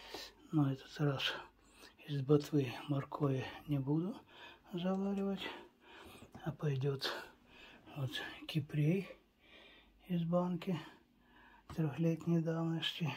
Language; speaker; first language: Russian; native; Russian